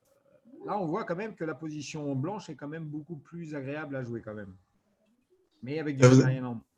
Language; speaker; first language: French; native; French